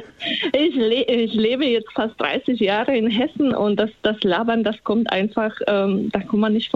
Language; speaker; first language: German; non-native, fluent; Slovak